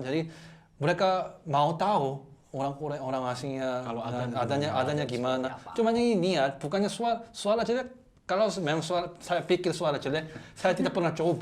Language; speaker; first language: Indonesian; non-native, learner; Korean